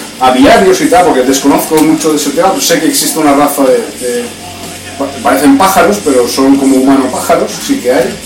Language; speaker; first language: Spanish; native; Spanish